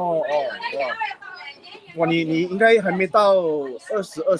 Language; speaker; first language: Chinese; early bilingual, heritage; Chinese